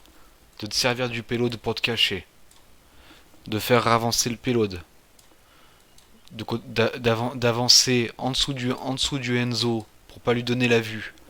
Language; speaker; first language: French; native; French